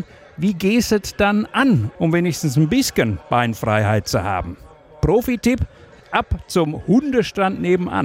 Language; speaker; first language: German; native; German